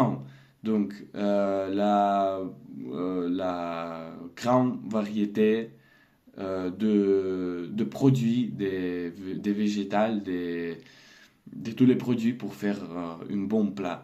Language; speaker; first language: French; non-native, learner; Russian